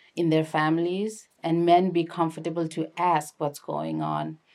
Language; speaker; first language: English; non-native, local second language; Nepali